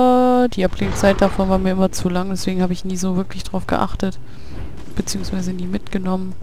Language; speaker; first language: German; native; German